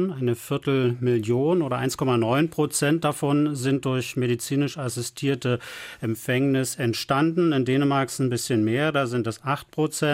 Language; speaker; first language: German; native; German